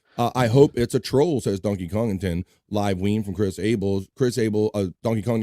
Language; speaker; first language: English; native; English